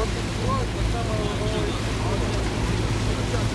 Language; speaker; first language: Russian; native; Russian